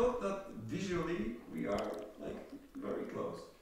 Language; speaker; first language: English; non-native, fluent; Polish